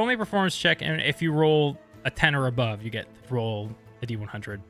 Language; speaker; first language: English; native; English